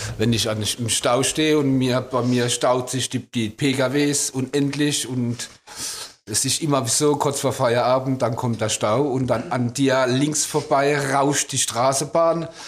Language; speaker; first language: German; native; German